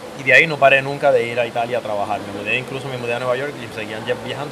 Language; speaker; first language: Spanish; native; Spanish